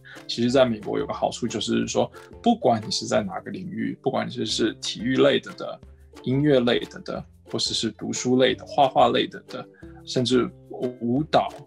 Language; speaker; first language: Chinese; native; Chinese